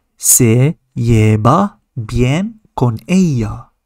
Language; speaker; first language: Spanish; non-native, fluent; Arabic